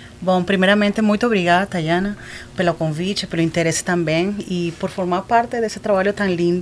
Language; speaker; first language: Portuguese; non-native, fluent; Spanish